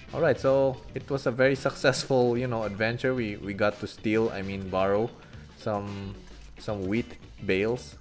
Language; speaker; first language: English; non-native, local second language; Filipino